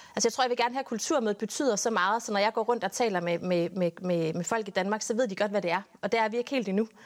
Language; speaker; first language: Danish; native; Danish